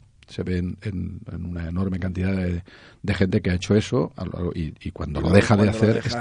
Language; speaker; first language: Spanish; native; Spanish